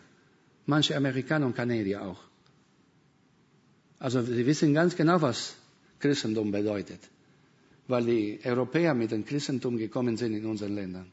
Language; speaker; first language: German; non-native, fluent; Spanish